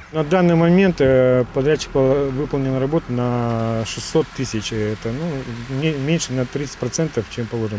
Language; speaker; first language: Russian; native; Russian